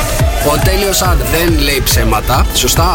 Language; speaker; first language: Greek; native; Greek